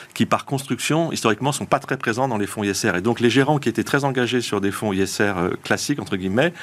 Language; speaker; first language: French; native; French